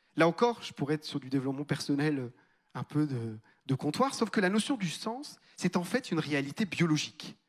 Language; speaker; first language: French; native; French